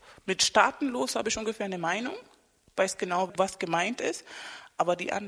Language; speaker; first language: German; non-native, fluent; Spanish